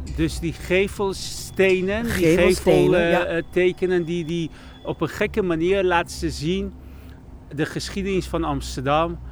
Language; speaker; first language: English; non-native, fluent; Persian